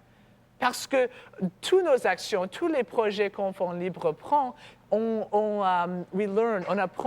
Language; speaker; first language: French; non-native, learner; English